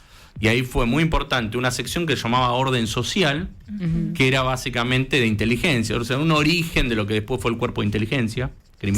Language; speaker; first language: Spanish; native; Spanish